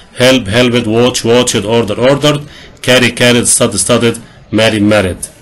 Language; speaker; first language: English; non-native, fluent; Arabic